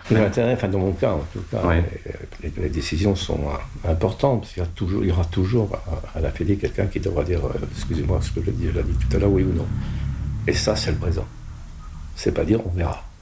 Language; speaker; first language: French; non-native, local second language; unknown